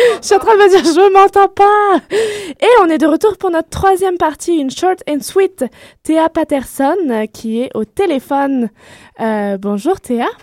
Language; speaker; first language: French; native; French